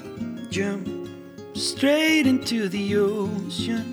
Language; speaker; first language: English; non-native, fluent; Icelandic